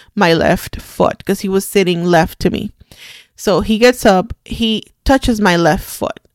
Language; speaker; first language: English; non-native, fluent; Spanish